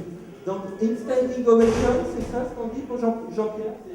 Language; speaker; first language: French; native; French